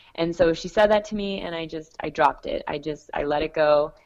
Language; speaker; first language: English; native; English